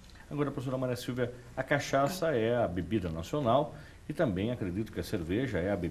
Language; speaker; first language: Portuguese; native; Portuguese